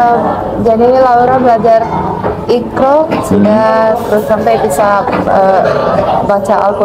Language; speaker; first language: Indonesian; non-native, fluent; Finnish